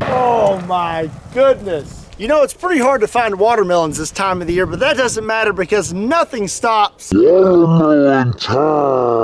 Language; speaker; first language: English; native; English